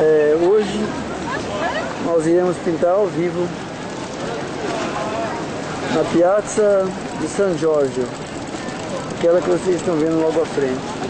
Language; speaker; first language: Portuguese; native; Portuguese